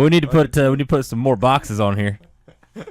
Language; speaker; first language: English; native; English